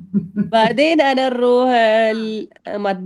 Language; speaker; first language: Arabic; non-native, learner; Malayalam